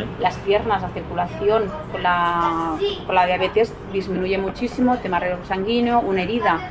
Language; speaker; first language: Spanish; non-native, local second language; Catalan